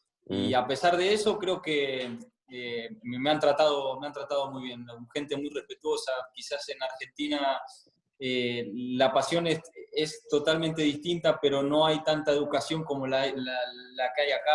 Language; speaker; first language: Spanish; native; Spanish